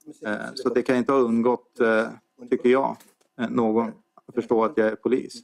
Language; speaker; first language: Swedish; native; Swedish